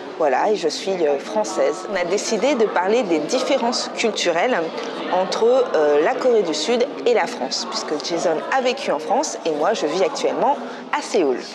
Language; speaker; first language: French; native; French